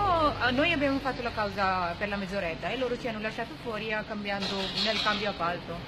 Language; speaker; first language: Italian; non-native, fluent; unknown